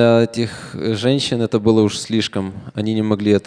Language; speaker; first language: Russian; native; Russian